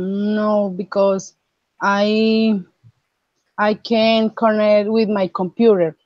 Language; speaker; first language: English; non-native, learner; Spanish